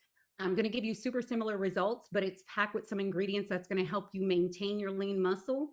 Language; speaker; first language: English; native; English